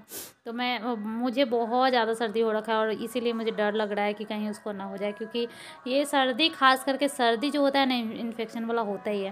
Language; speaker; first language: Hindi; native; Hindi